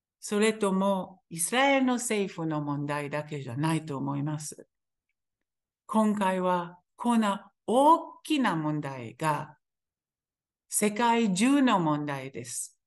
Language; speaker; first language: Japanese; non-native, fluent; Hebrew